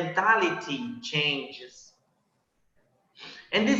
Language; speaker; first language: English; non-native, fluent; Portuguese